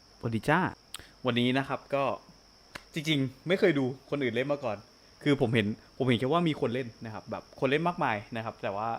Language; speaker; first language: Thai; native; Thai